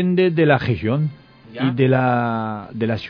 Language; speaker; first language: Spanish; non-native, learner; French